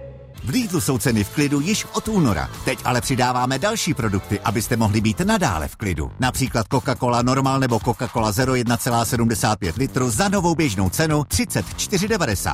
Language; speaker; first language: Czech; native; Czech